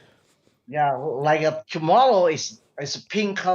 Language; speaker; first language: English; non-native, learner; Thai